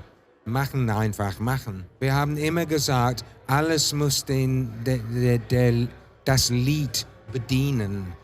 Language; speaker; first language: German; non-native, fluent; English